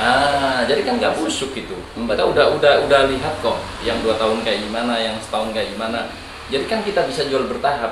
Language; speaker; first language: Indonesian; native; Indonesian